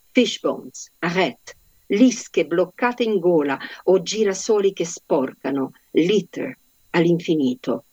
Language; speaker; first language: Italian; non-native, fluent; Polish